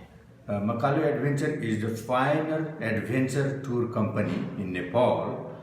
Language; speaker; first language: English; non-native, local second language; Nepali